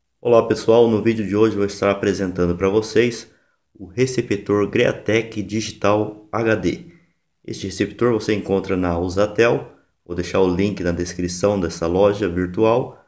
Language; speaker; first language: Portuguese; native; Portuguese